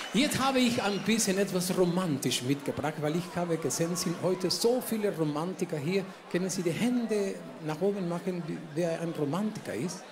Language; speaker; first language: German; non-native, learner; Spanish